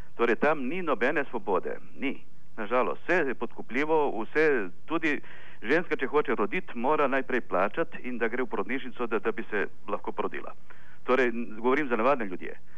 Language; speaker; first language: Slovenian; non-native, fluent; Ukrainian